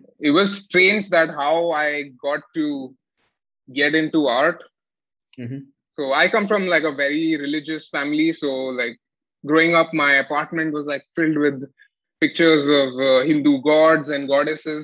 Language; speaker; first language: English; non-native, local second language; Malayalam